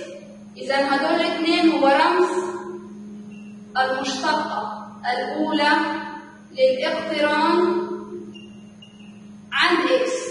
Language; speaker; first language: Arabic; native; Arabic